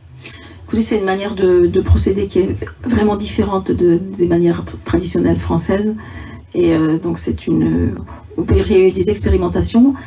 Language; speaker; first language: French; native; French